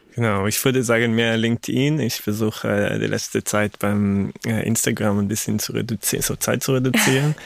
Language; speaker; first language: German; non-native, fluent; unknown